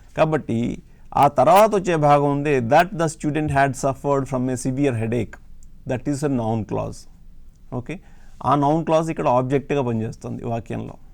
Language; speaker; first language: Telugu; native; Telugu